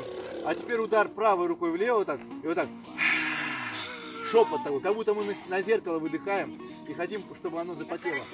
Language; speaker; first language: Russian; native; Russian